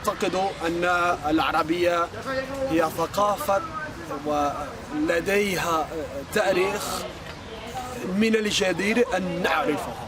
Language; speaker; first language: Arabic; non-native, fluent; Spanish